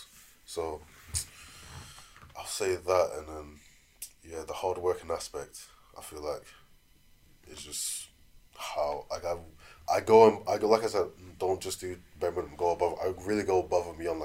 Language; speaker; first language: English; native; English